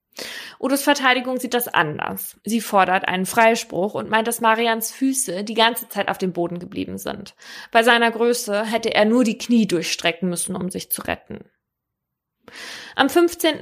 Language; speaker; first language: German; native; German